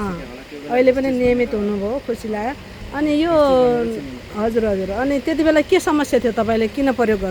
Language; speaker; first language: Nepali; native; Nepali